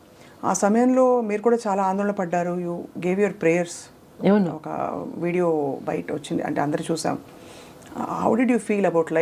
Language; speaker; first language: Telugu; native; Telugu